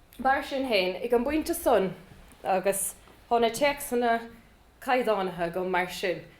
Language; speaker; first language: Irish; native; Irish